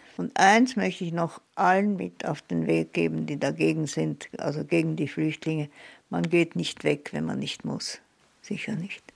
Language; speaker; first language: German; native; German